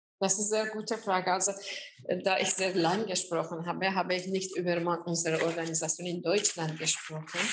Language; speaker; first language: German; non-native, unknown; Azerbaijani